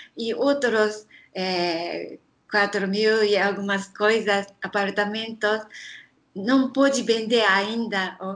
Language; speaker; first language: Portuguese; non-native, learner; Japanese